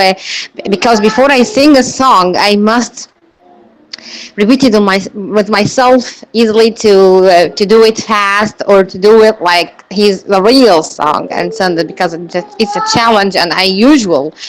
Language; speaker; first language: English; non-native, learner; Arabic